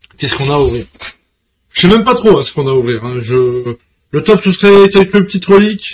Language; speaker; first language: French; native; French